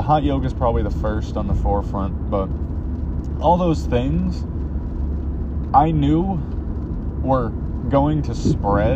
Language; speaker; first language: English; native; English